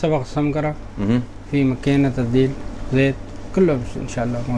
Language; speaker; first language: Arabic; non-native, learner; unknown